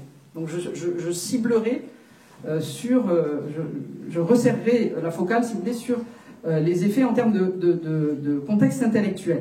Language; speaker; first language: French; native; French